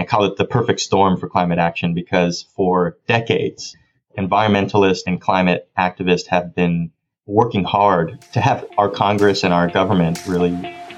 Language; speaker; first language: English; native; English